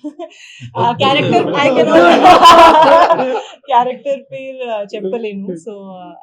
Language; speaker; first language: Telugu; non-native, learner; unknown